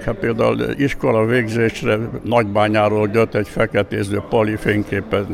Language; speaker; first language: Hungarian; native; Hungarian